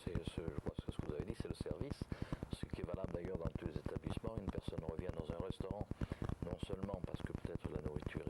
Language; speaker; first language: French; native; French